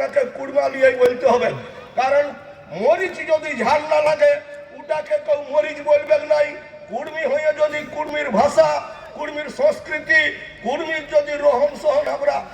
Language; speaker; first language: Bangla; native; Bangla